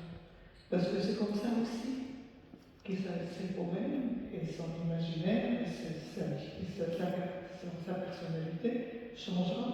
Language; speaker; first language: French; non-native, fluent; Arabic